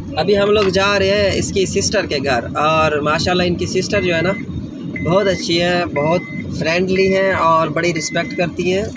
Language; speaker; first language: Urdu; non-native, local second language; Saraiki